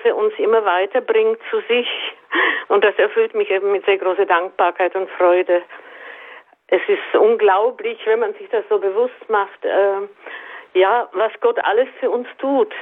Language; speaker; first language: German; native; German